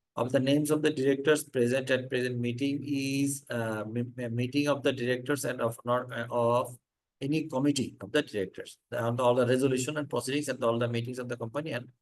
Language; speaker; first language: English; non-native, local second language; Bangla